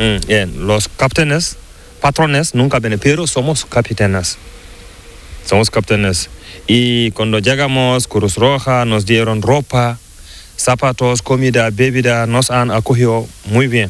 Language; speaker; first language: Spanish; non-native, learner; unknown